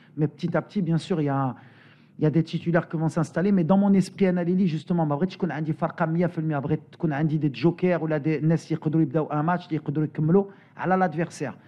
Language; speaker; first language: French; native; French